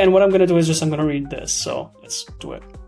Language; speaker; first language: English; non-native, fluent; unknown